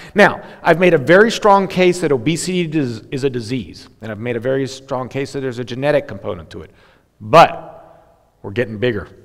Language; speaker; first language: English; native; English